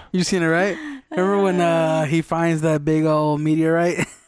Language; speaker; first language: English; non-native, fluent; Spanish